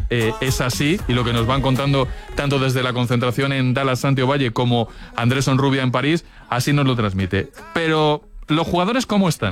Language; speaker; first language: Spanish; native; Spanish